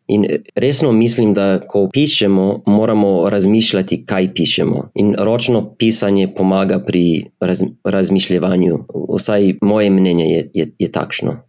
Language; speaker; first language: Slovenian; non-native, fluent; English